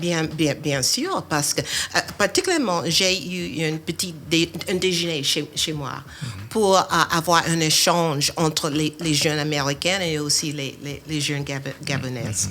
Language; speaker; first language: French; non-native, fluent; English